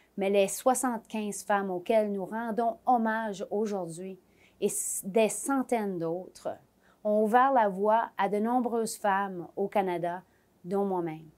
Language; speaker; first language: French; native; French